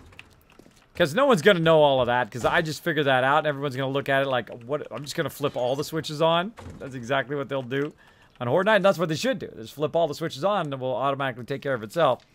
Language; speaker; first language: English; native; English